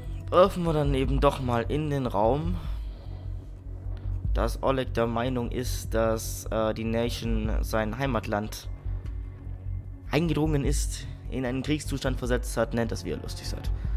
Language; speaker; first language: German; native; German